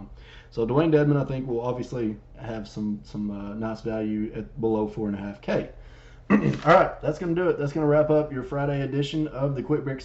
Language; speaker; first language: English; native; English